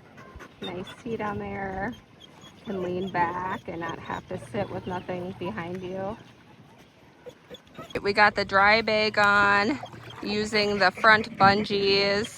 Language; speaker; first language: English; native; English